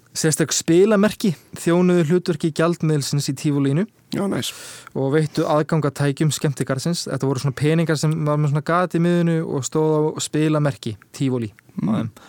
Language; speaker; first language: Icelandic; early bilingual, heritage; Icelandic